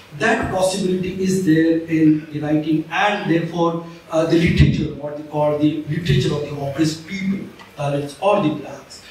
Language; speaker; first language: English; non-native, local second language; Marathi